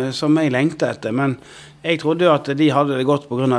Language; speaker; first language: Norwegian; native; Norwegian